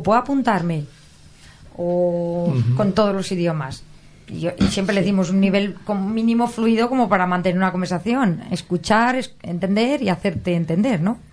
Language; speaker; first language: Spanish; native; Spanish